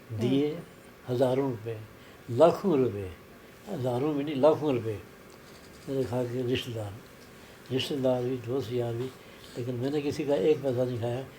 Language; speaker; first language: Urdu; non-native, local second language; Punjabi